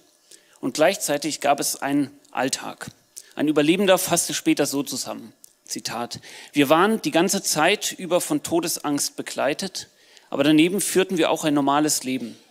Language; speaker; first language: German; native; German